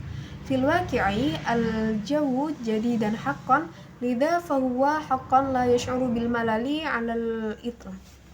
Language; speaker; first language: Arabic; non-native, learner; Indonesian